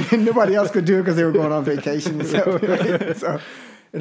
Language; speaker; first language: English; native; English